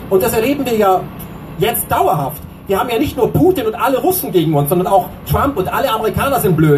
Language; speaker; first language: German; native; German